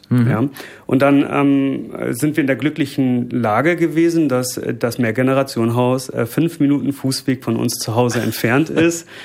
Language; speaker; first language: German; native; German